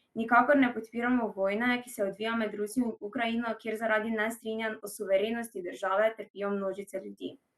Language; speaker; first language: Slovenian; native; Slovenian